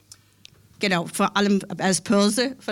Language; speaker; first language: German; non-native, fluent; English